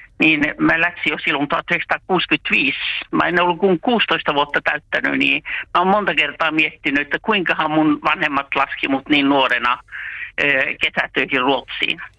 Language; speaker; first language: Finnish; native; Finnish